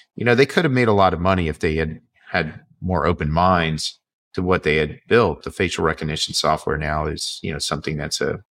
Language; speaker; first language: English; native; English